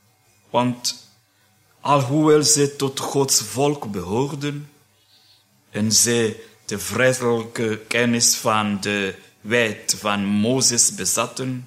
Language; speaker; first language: Dutch; non-native, fluent; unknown